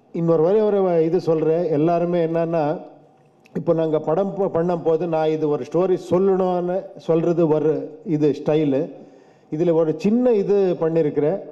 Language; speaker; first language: Tamil; non-native, fluent; Kannada